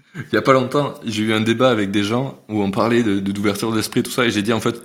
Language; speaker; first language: French; native; French